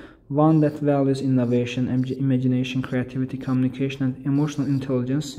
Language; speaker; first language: English; non-native, fluent; Azerbaijani